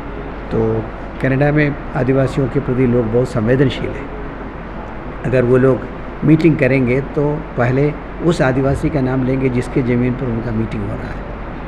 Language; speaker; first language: Hindi; native; Hindi